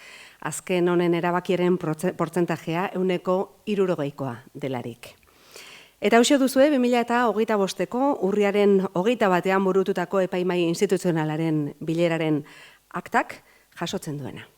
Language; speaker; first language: Basque; native; Basque